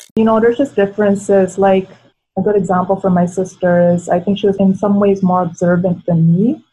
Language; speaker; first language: English; non-native, fluent; Filipino